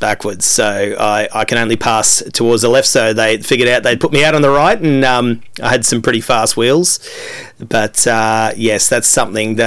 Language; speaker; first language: English; native; English